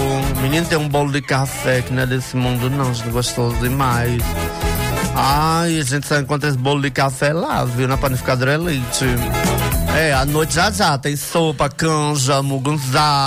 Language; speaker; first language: Portuguese; native; Portuguese